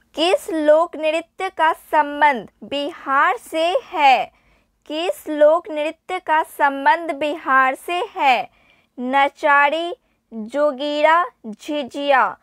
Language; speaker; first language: Hindi; native; Hindi